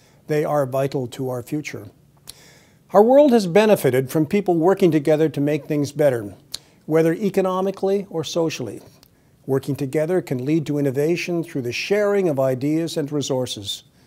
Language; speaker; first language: English; native; English